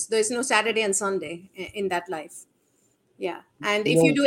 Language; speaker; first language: English; non-native, local second language; Bangla